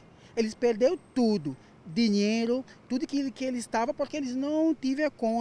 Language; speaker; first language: Portuguese; non-native, learner; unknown